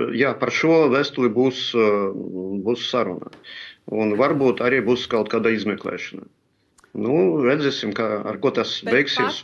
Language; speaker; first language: Latvian; non-native, local second language; Russian